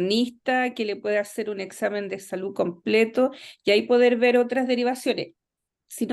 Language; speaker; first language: Spanish; native; Spanish